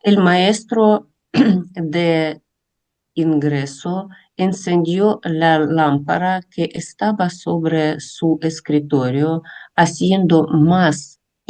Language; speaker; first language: Spanish; non-native, learner; Russian